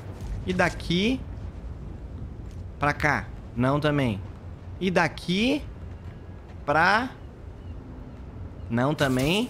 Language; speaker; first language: Portuguese; native; Portuguese